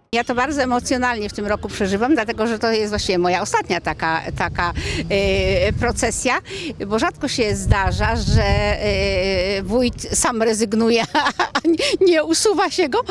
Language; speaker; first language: Polish; native; Polish